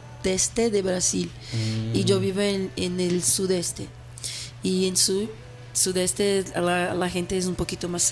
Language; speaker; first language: Spanish; non-native, fluent; Portuguese